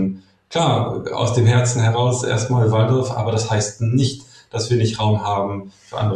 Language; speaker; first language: German; native; German